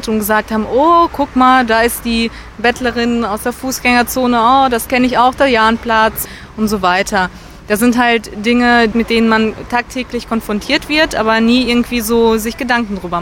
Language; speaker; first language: German; native; German